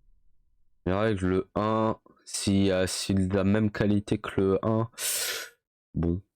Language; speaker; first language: French; native; French